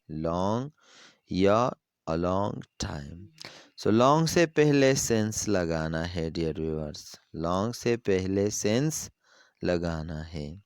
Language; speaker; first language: Urdu; non-native, local second language; Pashto